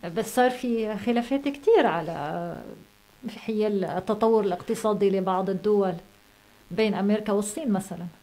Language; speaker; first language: Arabic; native; Arabic